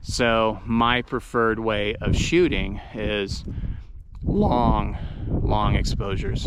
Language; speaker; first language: English; native; English